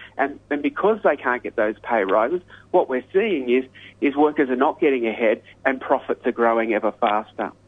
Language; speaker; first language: English; native; English